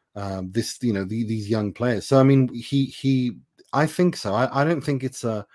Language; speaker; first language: English; non-native, fluent; Persian